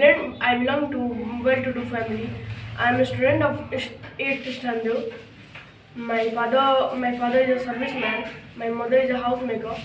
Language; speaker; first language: English; non-native, learner; Hindi